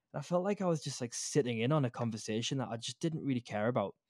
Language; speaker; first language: English; native; English